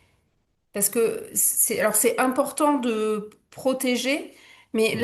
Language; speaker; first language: French; native; French